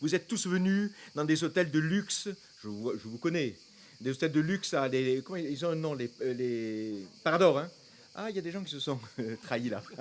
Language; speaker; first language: French; native; French